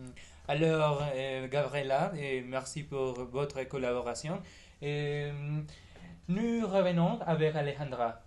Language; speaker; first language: French; non-native, learner; Spanish